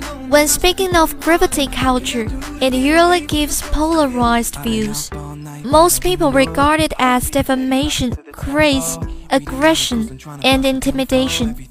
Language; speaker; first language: English; non-native, fluent; Chinese